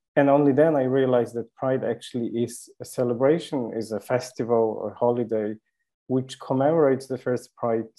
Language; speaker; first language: English; non-native, fluent; Polish